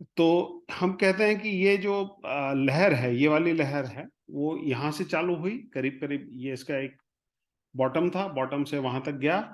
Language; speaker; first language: Hindi; non-native, local second language; Marathi